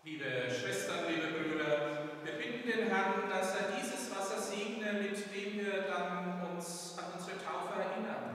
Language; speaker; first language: German; native; German